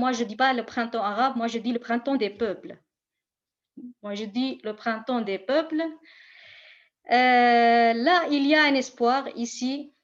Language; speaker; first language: French; non-native, fluent; Kurdish